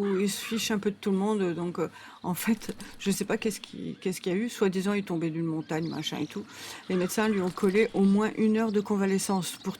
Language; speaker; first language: French; native; French